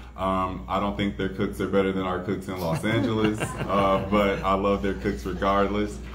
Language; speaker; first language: English; native; English